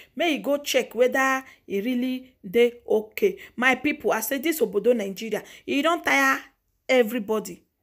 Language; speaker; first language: Nigerian Pidgin; non-native, local second language; Igbo